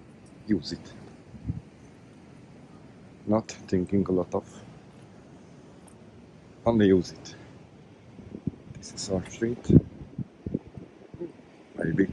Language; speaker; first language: English; non-native, learner; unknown